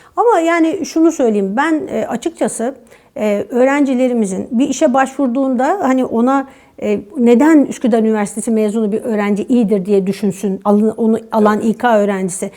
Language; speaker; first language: Turkish; native; Turkish